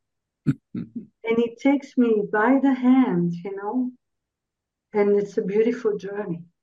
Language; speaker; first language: English; non-native, fluent; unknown